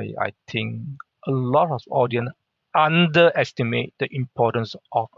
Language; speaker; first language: English; non-native, local second language; Hakka Chinese